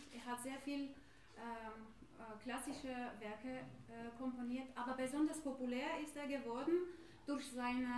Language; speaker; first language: German; non-native, fluent; Armenian